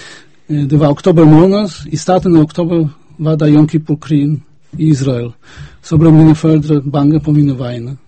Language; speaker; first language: Danish; non-native, fluent; Polish